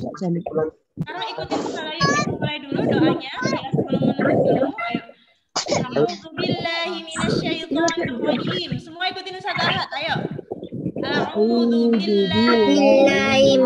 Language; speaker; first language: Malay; non-native, local second language; Javanese